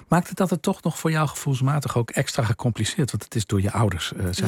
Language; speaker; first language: Dutch; native; Dutch